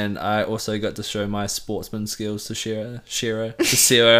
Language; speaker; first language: English; native; English